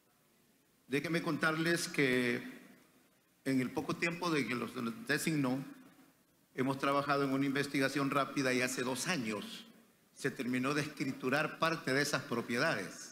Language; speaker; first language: Spanish; native; Spanish